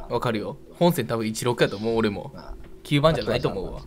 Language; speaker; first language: Japanese; native; Japanese